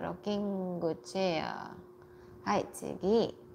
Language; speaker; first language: Japanese; non-native, fluent; Filipino